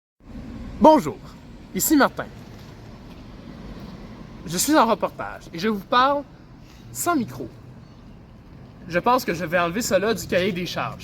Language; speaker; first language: French; native; French